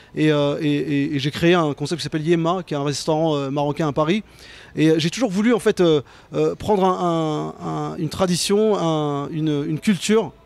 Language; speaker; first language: French; native; French